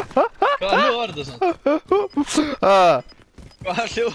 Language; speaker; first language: Icelandic; native; Icelandic